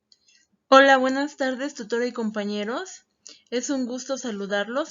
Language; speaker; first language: Spanish; native; Spanish